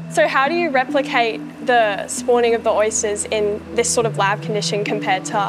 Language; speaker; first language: English; native; English